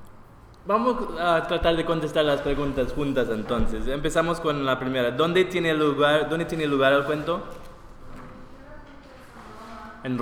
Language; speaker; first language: Spanish; non-native, fluent; English